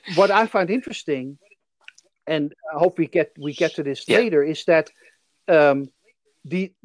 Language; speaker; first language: English; non-native, fluent; Dutch